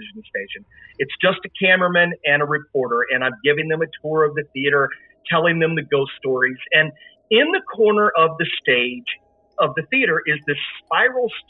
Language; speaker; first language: English; native; English